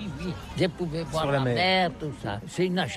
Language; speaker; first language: French; non-native, learner; Catalan